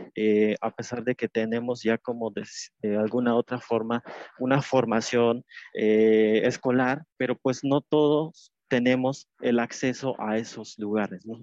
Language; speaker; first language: Spanish; non-native, local second language; Tzeltal